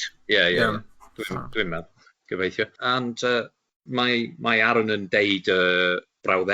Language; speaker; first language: Welsh; non-native, local second language; English